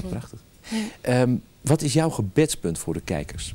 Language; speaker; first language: Dutch; native; Dutch